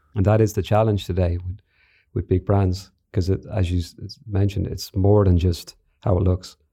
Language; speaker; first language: English; native; English